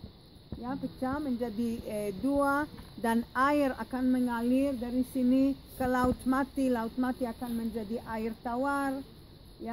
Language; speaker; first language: Indonesian; non-native, fluent; Hebrew